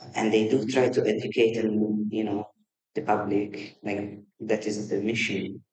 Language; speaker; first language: English; non-native, fluent; Maltese